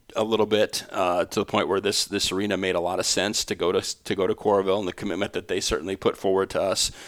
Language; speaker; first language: English; native; English